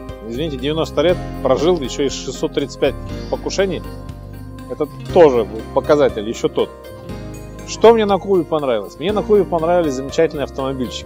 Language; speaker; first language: Russian; native; Russian